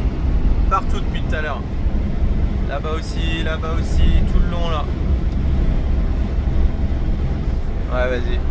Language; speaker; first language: French; native; French